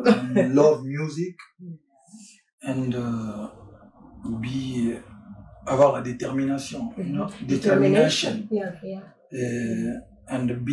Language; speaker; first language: English; non-native, learner; French